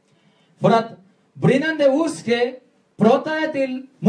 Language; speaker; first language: Swedish; non-native, learner; Spanish